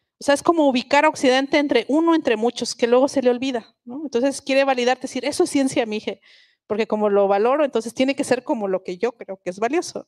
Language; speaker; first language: Spanish; non-native, local second language; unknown